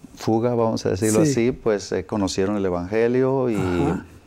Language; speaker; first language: Spanish; native; Spanish